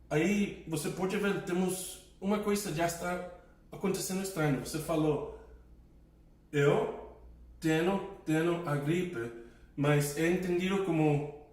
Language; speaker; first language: Portuguese; non-native, fluent; English